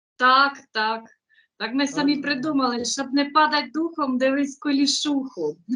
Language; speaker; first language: Ukrainian; native; Ukrainian